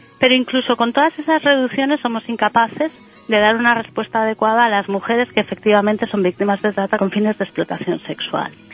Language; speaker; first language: Spanish; native; Spanish